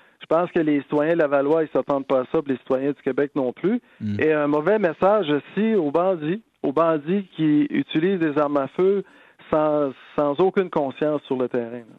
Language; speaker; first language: French; native; French